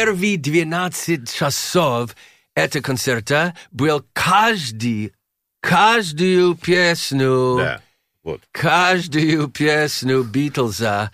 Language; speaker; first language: Russian; non-native, learner; English